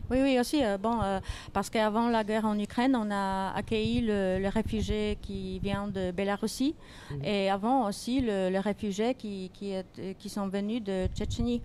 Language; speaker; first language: French; non-native, fluent; Polish